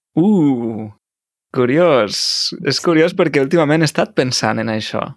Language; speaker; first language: Catalan; native; Catalan